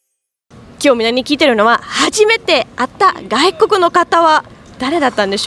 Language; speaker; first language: Japanese; non-native, fluent; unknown